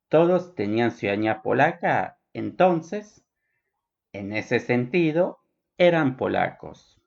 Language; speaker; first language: Spanish; non-native, fluent; Polish